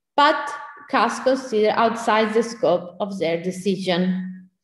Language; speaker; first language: English; non-native, fluent; Italian